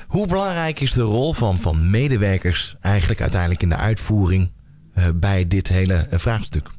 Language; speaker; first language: Dutch; native; Dutch